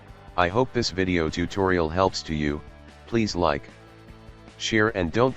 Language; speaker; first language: English; non-native, local second language; Tamil